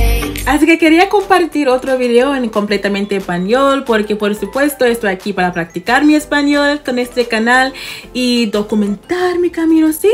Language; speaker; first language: Spanish; non-native, fluent; English